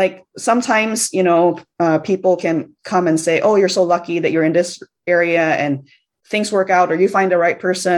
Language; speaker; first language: English; non-native, local second language; Cebuano